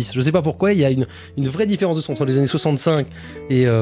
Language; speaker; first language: French; native; French